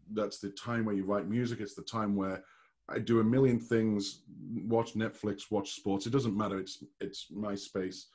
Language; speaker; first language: English; native; English